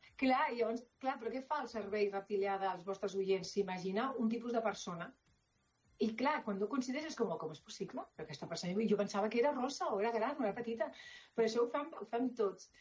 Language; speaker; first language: Catalan; non-native, local second language; Spanish